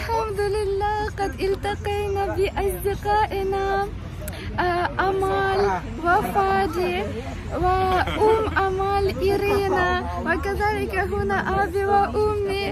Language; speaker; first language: Arabic; non-native, fluent; Ukrainian